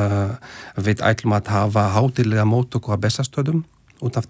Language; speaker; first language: Icelandic; non-native, fluent; Slovak